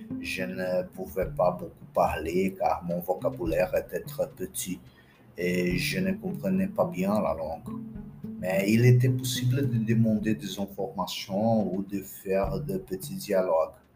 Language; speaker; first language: French; non-native, fluent; Portuguese